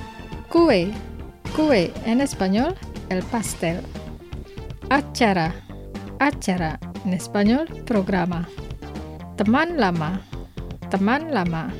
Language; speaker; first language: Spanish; non-native, fluent; Indonesian